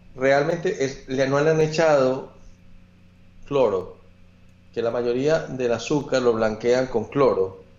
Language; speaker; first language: Spanish; native; Spanish